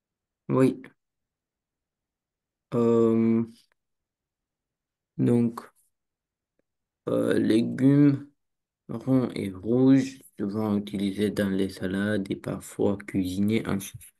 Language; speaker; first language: French; non-native, learner; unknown